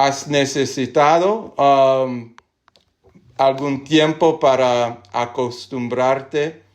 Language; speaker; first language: Spanish; non-native, learner; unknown